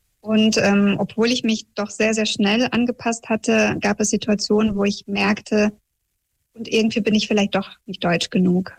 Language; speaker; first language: German; early bilingual, heritage; German